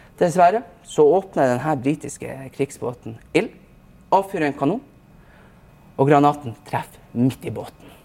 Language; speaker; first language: Norwegian; native; Norwegian